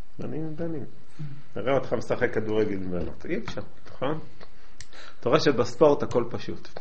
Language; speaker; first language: Hebrew; native; Hebrew